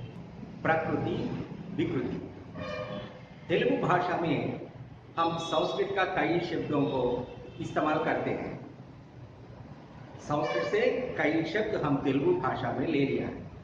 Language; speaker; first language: Hindi; non-native, local second language; Telugu